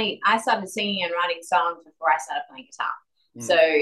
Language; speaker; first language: English; native; English